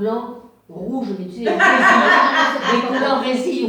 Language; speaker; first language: French; native; French